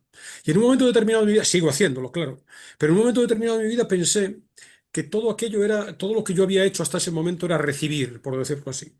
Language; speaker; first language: Spanish; native; Spanish